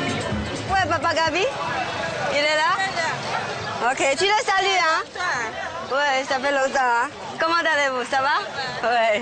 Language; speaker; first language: French; non-native, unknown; Chinese